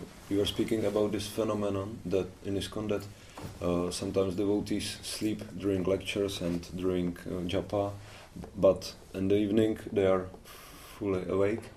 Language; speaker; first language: English; non-native, fluent; Czech